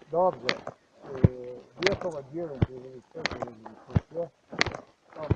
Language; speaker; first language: Polish; non-native, learner; Slovenian